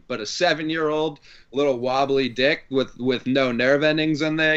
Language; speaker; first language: English; native; English